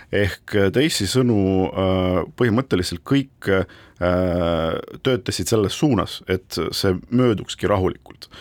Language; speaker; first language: Estonian; non-native, local second language; Russian